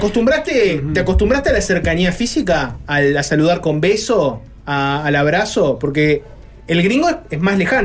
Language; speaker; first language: Spanish; native; Spanish